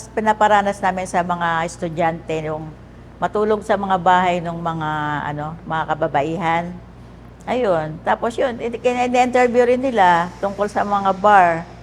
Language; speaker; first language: Filipino; native; Filipino